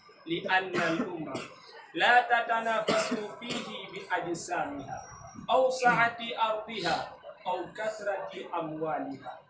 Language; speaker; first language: Arabic; non-native, learner; Achinese